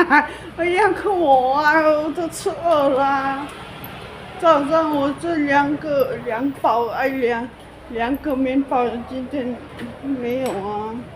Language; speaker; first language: Chinese; non-native, learner; Filipino